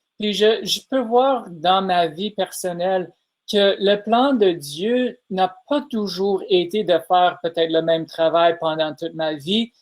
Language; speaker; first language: French; non-native, fluent; English